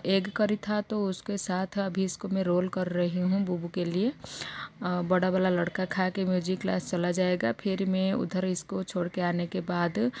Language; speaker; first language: Hindi; native; Hindi